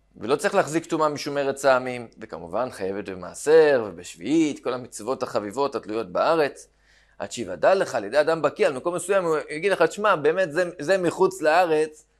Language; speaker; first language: Hebrew; native; Hebrew